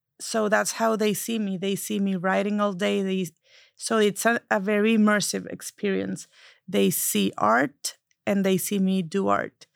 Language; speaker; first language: English; non-native, fluent; Spanish